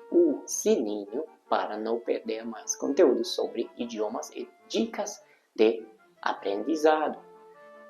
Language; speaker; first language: Portuguese; non-native, fluent; Hungarian